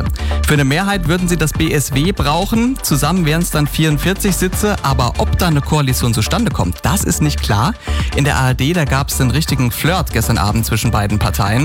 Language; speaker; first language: German; native; German